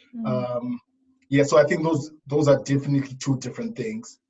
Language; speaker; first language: English; non-native, local second language; Shona